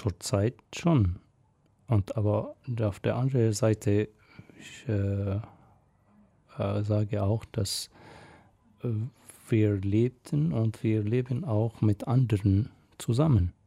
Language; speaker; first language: German; non-native, fluent; Arabic